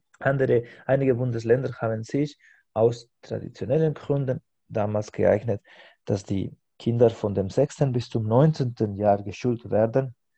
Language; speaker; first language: German; non-native, fluent; Spanish